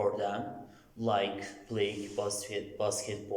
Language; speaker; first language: English; non-native, learner; Turkish